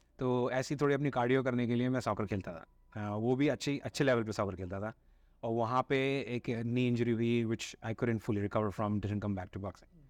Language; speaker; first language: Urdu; native; Urdu